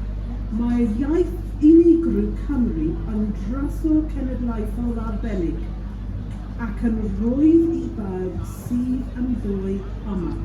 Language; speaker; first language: Welsh; non-native, learner; English